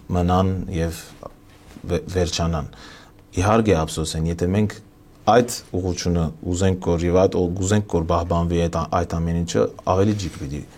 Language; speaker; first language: Armenian; early bilingual, heritage; Armenian